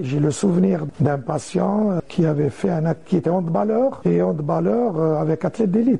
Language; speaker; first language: French; non-native, local second language; Arabic